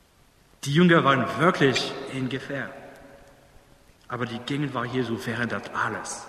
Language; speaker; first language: German; non-native, fluent; English